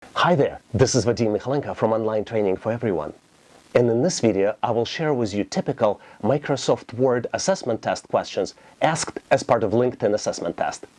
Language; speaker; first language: English; non-native, fluent; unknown